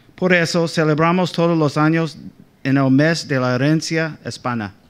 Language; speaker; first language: Spanish; non-native, fluent; English